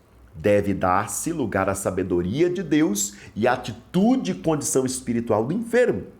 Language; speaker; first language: Portuguese; native; Portuguese